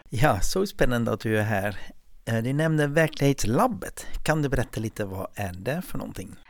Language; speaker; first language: Swedish; non-native, fluent; Dutch